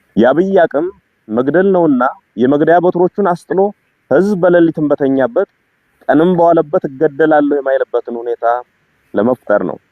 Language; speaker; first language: Amharic; native; Amharic